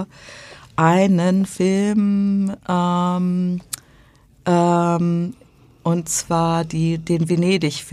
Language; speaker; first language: German; native; German